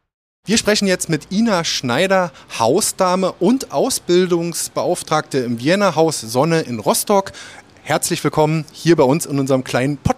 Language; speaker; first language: German; native; German